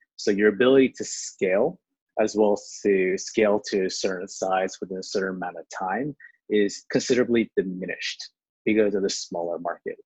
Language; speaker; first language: English; early bilingual, other home language; Chinese